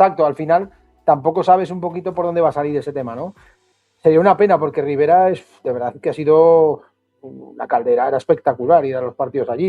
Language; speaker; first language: Spanish; native; Spanish